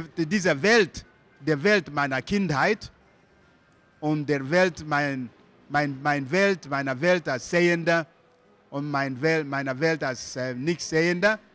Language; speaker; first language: German; non-native, fluent; Igbo